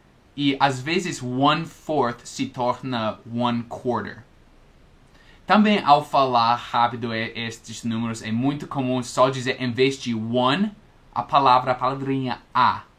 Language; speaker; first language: Portuguese; non-native, fluent; English